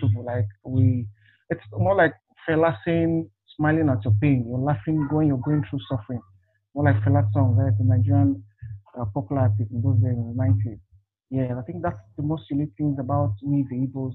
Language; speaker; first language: English; non-native, local second language; Igbo